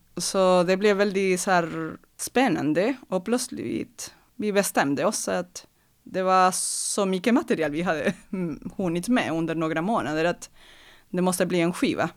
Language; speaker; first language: Swedish; non-native, fluent; Spanish